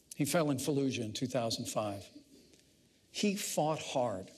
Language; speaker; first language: English; native; English